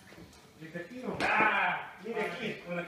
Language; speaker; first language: Spanish; non-native, learner; English